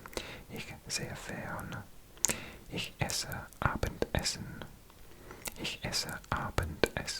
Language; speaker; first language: German; non-native, learner; English